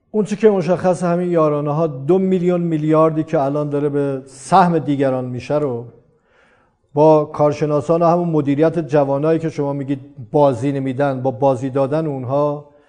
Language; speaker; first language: Persian; non-native, local second language; Azerbaijani